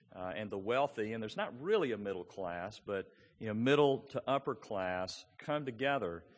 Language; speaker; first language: English; native; English